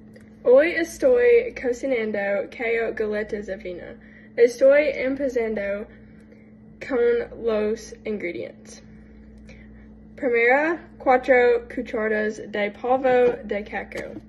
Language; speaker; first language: Spanish; non-native, learner; English